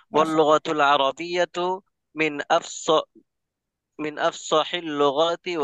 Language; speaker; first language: Arabic; non-native, learner; Bangla